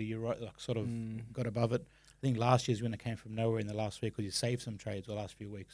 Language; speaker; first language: English; native; English